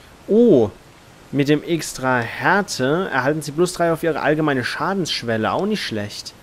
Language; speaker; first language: German; native; German